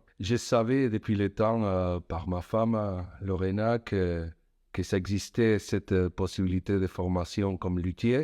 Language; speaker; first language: French; non-native, fluent; Spanish